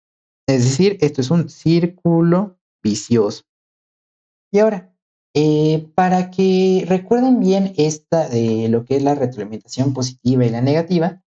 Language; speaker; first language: Spanish; native; Spanish